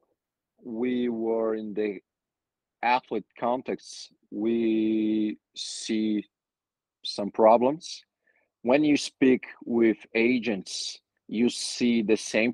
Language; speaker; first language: English; non-native, fluent; Portuguese